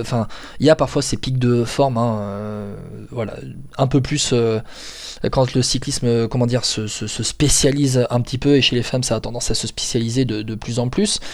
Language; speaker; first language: French; native; French